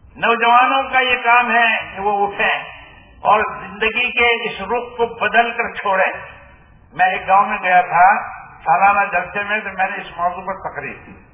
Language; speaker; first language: Urdu; non-native, local second language; Gujarati